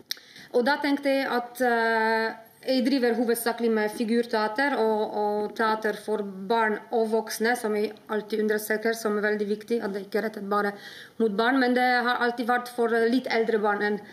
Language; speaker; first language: Norwegian; non-native, fluent; Polish